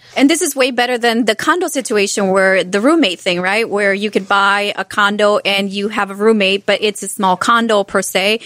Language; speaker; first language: English; non-native, fluent; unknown